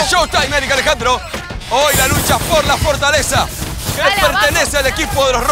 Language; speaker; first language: Spanish; native; Spanish